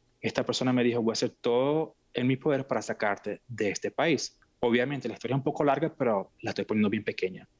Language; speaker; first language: Spanish; native; Spanish